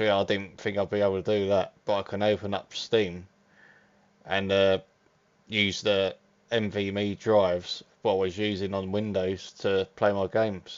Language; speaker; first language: English; native; English